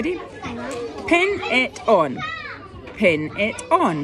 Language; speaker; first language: English; native; English